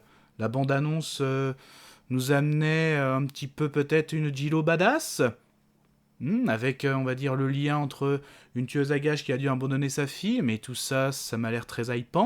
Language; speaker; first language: French; native; French